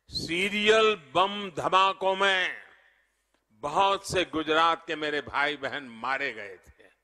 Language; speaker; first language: Hindi; non-native, local second language; Gujarati